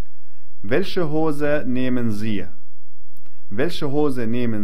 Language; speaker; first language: German; non-native, fluent; Arabic